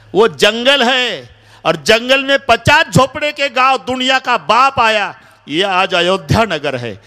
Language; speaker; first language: Hindi; non-native, local second language; Marathi